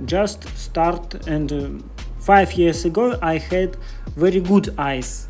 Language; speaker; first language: English; non-native, learner; Russian